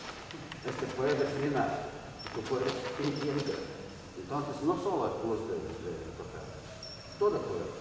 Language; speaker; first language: Spanish; non-native, learner; Russian